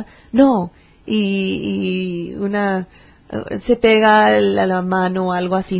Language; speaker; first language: Spanish; early bilingual, heritage; English